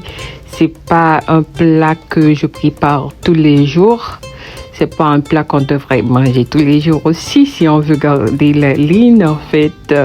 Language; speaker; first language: French; non-native, local second language; Haitian Creole